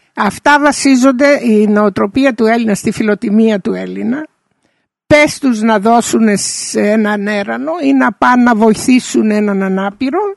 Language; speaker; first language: Greek; early bilingual, heritage; Greek